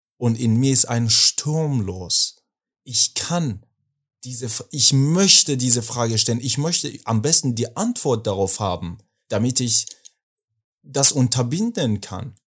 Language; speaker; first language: German; non-native, fluent; Persian